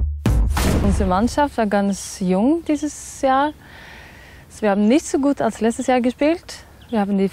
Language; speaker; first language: German; non-native, fluent; Norwegian